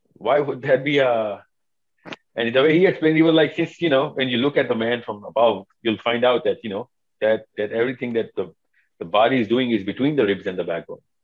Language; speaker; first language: English; non-native, local second language; Urdu